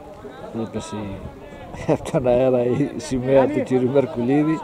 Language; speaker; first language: Greek; native; Greek